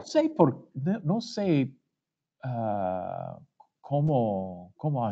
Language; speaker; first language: Spanish; non-native, learner; English